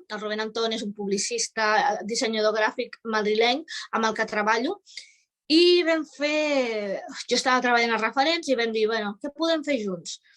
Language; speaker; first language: Catalan; native; Catalan